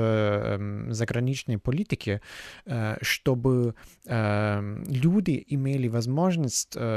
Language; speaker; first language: Russian; non-native, fluent; German